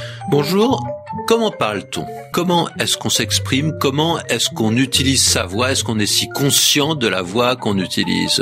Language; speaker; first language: French; native; French